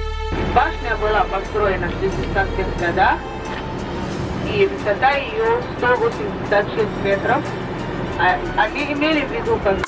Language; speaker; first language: Russian; non-native, fluent; Arabic